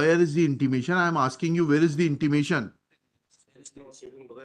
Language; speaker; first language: English; non-native, local second language; Hindi